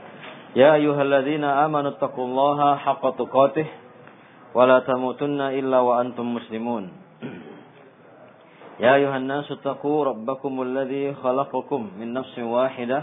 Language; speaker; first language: Arabic; non-native, fluent; Indonesian